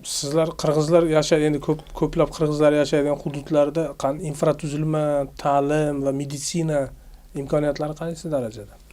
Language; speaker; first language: Uzbek; native; Uzbek